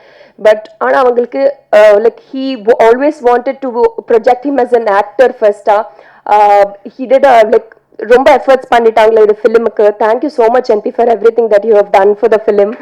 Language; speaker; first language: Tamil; non-native, learner; Telugu